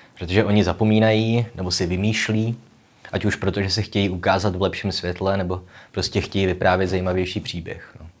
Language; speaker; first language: Czech; native; Czech